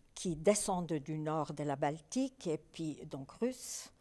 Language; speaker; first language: French; early bilingual, other home language; Polish